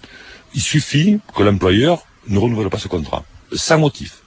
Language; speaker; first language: French; native; French